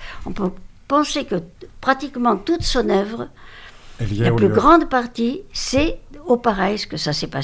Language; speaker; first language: French; native; French